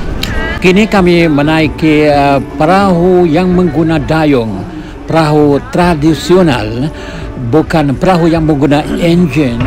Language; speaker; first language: Malay; native; Malay